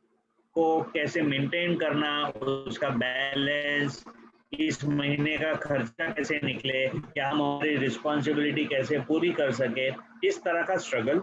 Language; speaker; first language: Hindi; native; Hindi